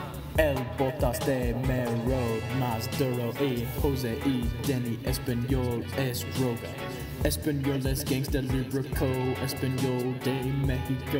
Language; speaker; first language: Spanish; non-native, learner; English